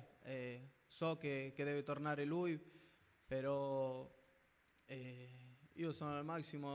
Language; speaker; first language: Italian; non-native, fluent; Spanish